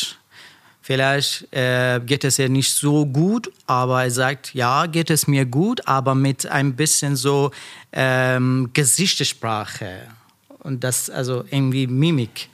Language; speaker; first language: German; non-native, learner; Persian